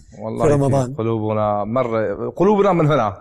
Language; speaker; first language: Arabic; non-native, learner; Turkish